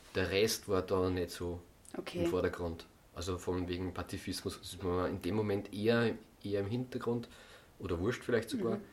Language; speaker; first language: German; native; German